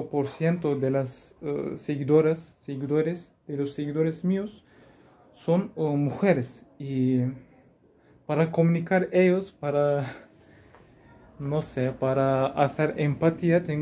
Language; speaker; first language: Spanish; non-native, learner; Turkish